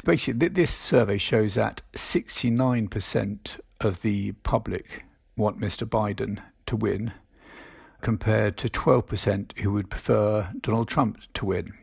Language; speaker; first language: English; native; English